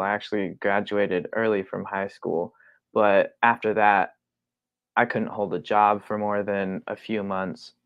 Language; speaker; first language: English; native; English